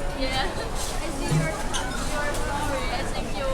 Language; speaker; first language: English; non-native, learner; Thai